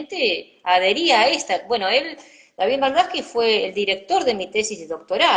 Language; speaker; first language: Spanish; native; Spanish